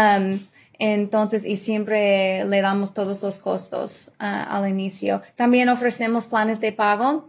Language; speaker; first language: Spanish; early bilingual, other home language; English